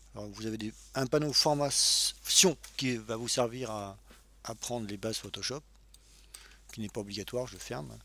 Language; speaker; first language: French; native; French